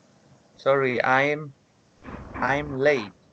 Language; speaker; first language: English; non-native, learner; Spanish